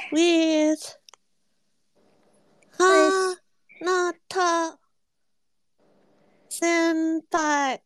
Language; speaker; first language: Japanese; non-native, learner; English